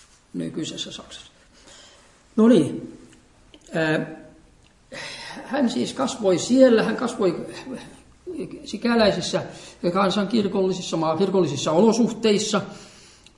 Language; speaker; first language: Finnish; native; Finnish